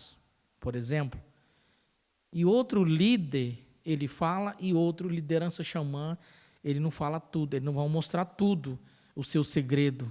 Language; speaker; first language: Portuguese; non-native, local second language; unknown